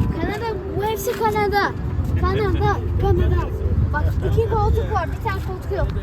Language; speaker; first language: Turkish; early bilingual, heritage; Turkish